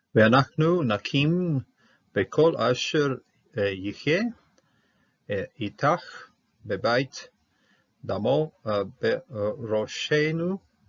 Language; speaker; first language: Hebrew; non-native, fluent; English